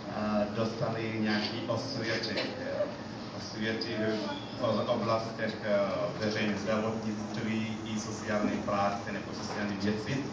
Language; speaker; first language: Czech; non-native, learner; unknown